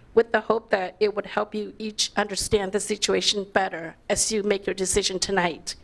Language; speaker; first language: English; early bilingual, other home language; Lao